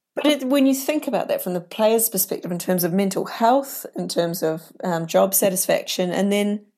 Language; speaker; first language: English; native; English